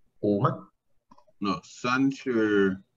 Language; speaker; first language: Chinese; non-native, learner; Spanish